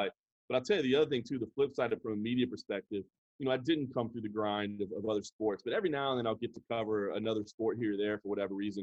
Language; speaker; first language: English; native; English